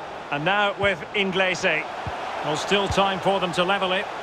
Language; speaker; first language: English; native; English